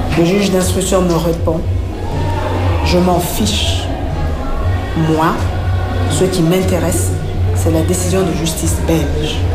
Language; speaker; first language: French; non-native, local second language; Bambara